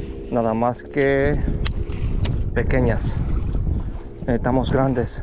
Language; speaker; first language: Spanish; early bilingual, heritage; Spanish